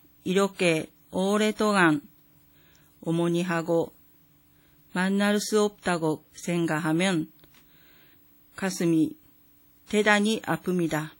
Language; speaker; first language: Korean; non-native, learner; Japanese